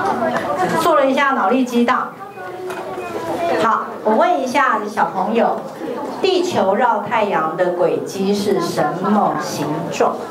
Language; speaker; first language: Chinese; native; Chinese